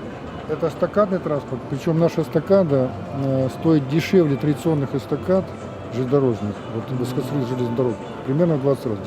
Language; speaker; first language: Russian; native; Russian